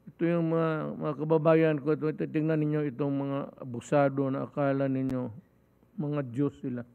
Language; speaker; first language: Filipino; non-native, local second language; Cebuano